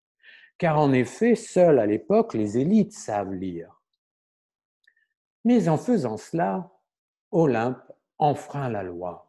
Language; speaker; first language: French; native; French